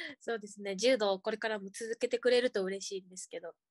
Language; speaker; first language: Japanese; native; Japanese